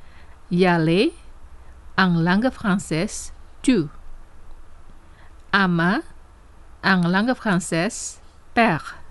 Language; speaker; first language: French; non-native, fluent; Indonesian